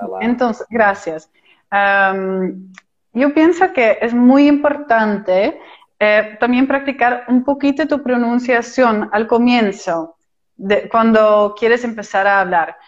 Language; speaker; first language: Spanish; non-native, fluent; Dutch